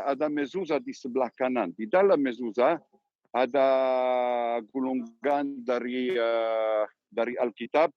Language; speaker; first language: Indonesian; non-native, learner; Hebrew